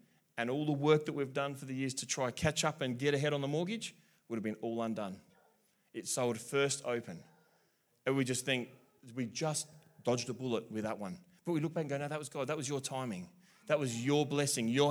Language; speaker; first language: English; native; English